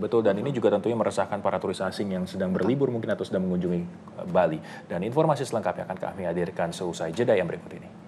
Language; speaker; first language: Indonesian; native; Indonesian